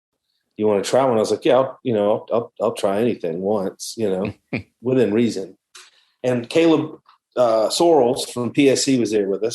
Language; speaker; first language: English; native; English